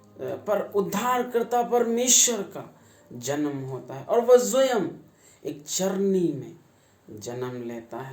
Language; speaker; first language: Hindi; native; Hindi